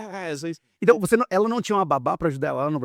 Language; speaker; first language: Portuguese; native; Portuguese